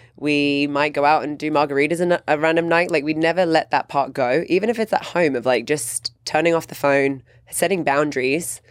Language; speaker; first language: English; native; English